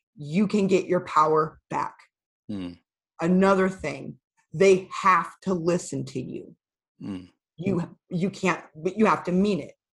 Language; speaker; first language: English; native; English